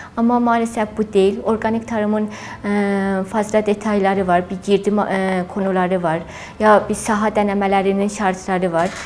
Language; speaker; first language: Turkish; non-native, fluent; Azerbaijani